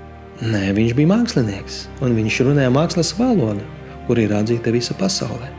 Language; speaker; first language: Latvian; non-native, local second language; Russian